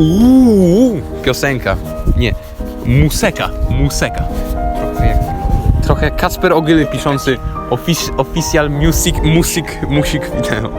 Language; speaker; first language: Polish; native; Polish